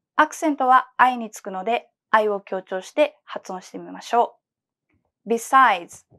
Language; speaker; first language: Japanese; native; Japanese